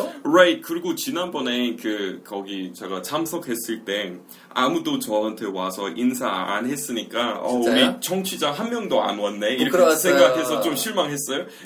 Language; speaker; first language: Korean; non-native, fluent; English